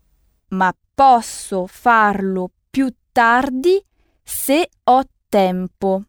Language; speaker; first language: Italian; non-native, fluent; French